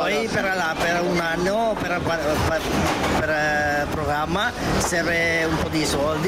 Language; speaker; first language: Italian; non-native, learner; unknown